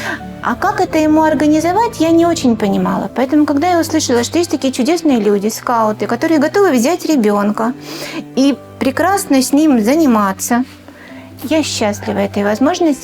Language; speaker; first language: Russian; native; Russian